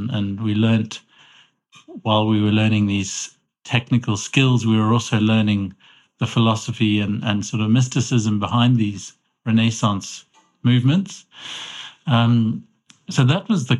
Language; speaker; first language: English; native; English